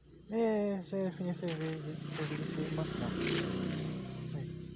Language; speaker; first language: French; non-native, learner; Portuguese